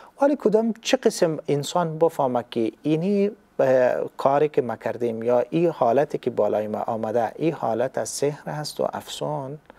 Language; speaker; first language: Persian; native; Persian